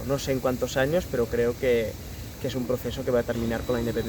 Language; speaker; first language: Spanish; non-native, local second language; Catalan